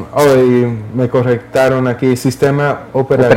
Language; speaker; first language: Spanish; early bilingual, heritage; English